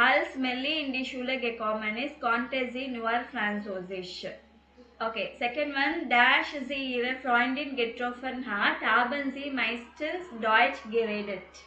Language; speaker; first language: German; non-native, fluent; Tamil